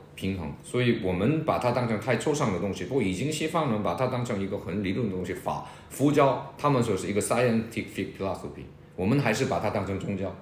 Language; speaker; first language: Chinese; non-native, fluent; Korean